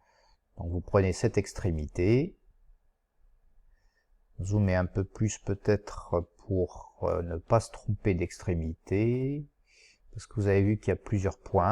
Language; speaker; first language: French; native; French